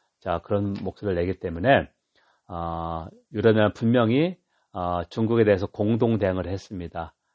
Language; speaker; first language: Korean; native; Korean